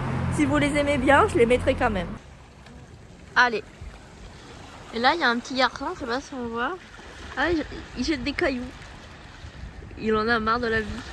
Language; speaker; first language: French; native; French